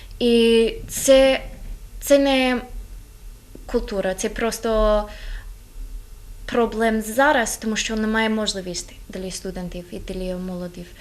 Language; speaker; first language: Ukrainian; non-native, learner; English